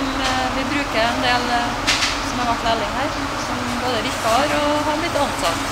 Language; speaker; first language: Norwegian; native; Norwegian